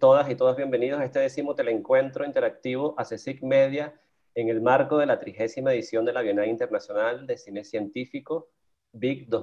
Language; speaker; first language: Spanish; native; Spanish